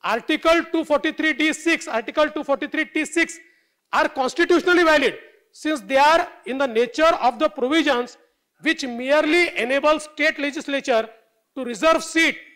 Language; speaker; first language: English; non-native, local second language; Marathi